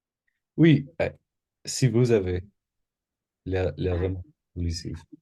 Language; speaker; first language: French; non-native, learner; English